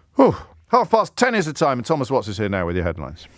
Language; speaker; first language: English; native; English